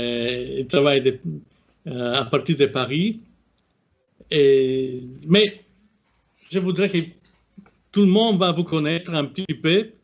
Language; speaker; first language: French; non-native, fluent; Italian